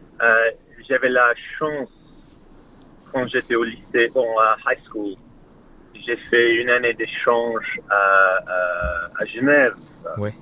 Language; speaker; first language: French; non-native, learner; English